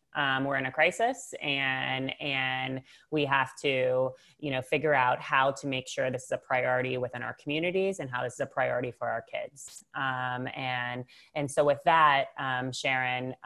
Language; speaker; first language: English; native; English